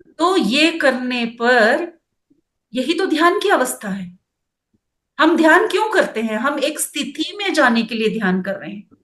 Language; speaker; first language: Hindi; non-native, local second language; Kannada